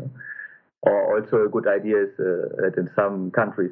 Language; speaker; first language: English; non-native, fluent; German